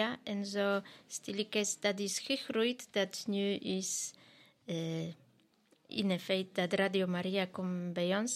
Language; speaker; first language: Dutch; non-native, fluent; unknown